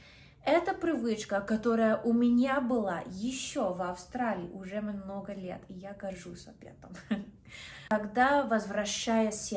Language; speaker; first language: Russian; non-native, fluent; English